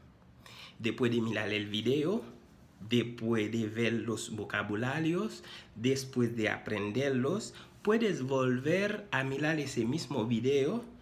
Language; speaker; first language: Spanish; non-native, fluent; Haitian Creole